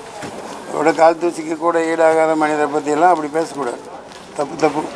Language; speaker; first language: Tamil; native; Tamil